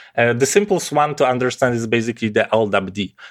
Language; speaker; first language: English; non-native, fluent; Polish